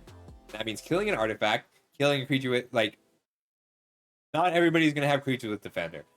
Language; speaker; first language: English; native; English